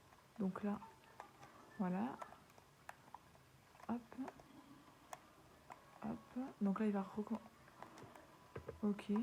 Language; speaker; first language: French; native; French